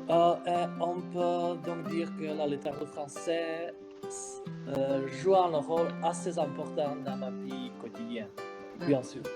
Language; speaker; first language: French; non-native, fluent; Czech